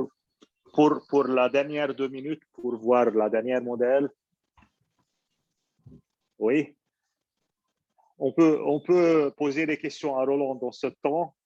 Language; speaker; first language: French; non-native, fluent; Arabic